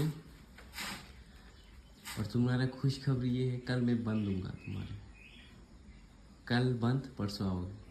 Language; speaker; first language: Hindi; native; Hindi